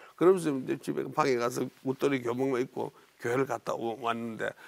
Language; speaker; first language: Korean; native; Korean